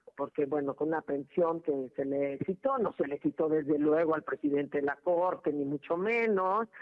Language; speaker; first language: Spanish; native; Spanish